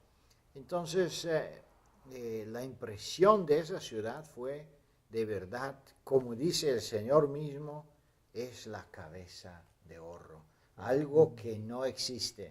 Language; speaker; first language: Spanish; non-native, fluent; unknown